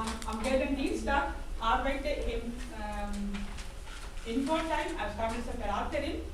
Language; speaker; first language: German; non-native, fluent; Tamil